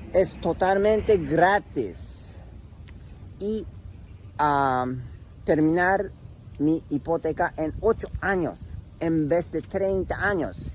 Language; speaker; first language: Spanish; non-native, learner; Japanese